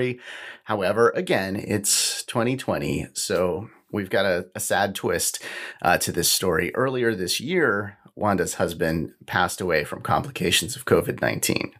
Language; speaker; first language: English; native; English